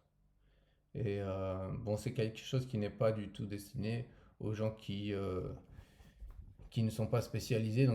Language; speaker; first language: French; native; French